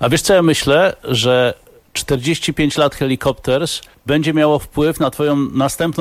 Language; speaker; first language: Polish; native; Polish